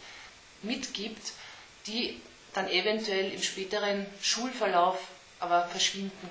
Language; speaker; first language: German; native; German